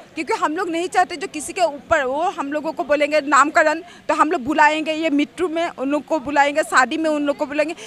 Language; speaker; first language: Hindi; non-native, local second language; Assamese